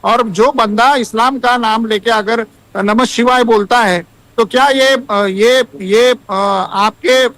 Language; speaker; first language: Hindi; non-native, local second language; Marathi